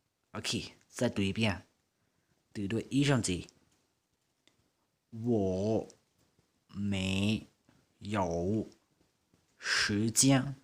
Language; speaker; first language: Chinese; non-native, fluent; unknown